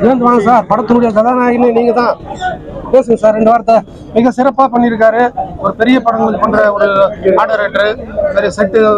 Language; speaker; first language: Tamil; native; Tamil